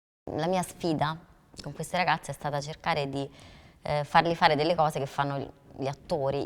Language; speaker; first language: Italian; native; Italian